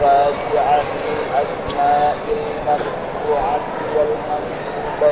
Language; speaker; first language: Arabic; non-native, fluent; Indonesian